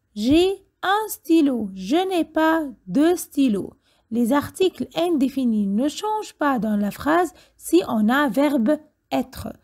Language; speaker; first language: French; non-native, fluent; Arabic